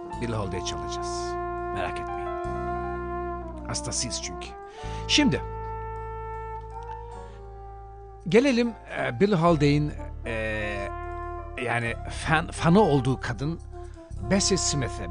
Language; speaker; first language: Turkish; native; Turkish